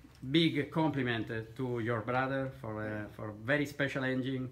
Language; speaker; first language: English; non-native, learner; Italian